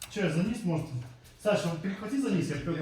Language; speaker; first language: Russian; native; Russian